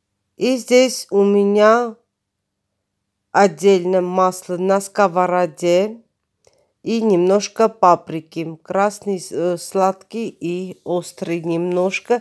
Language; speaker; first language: Russian; non-native, fluent; Armenian